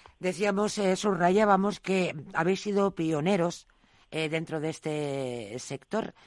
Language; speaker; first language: Spanish; native; Spanish